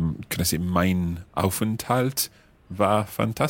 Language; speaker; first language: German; non-native, learner; English